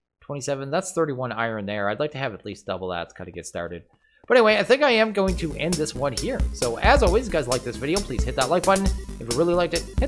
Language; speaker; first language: English; native; English